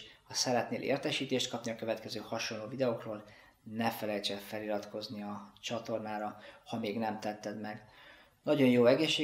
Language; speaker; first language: Hungarian; native; Hungarian